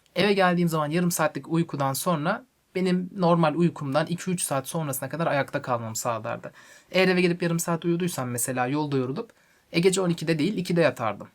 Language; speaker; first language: Turkish; native; Turkish